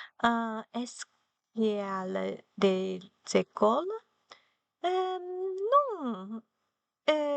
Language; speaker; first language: French; non-native, learner; Chinese